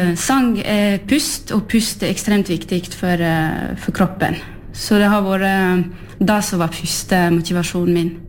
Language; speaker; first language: Norwegian; early bilingual, heritage; French